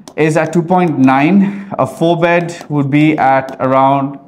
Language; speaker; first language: English; early bilingual, heritage; Arabic